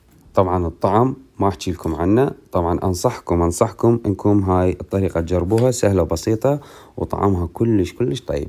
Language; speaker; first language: Arabic; native; Arabic